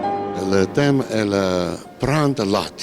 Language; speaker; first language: French; non-native, learner; Italian